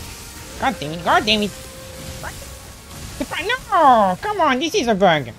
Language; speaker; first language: English; non-native, fluent; French